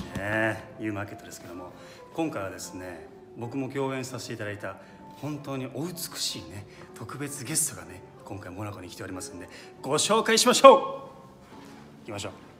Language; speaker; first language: Japanese; native; Japanese